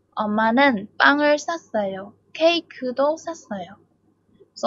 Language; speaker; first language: Korean; non-native, fluent; Vietnamese